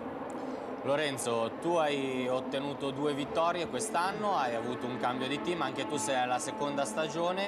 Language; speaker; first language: Italian; native; Italian